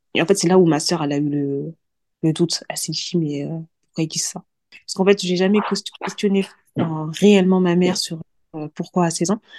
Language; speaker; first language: French; early bilingual, other home language; Mandingo